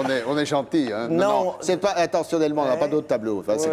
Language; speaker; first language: French; native; French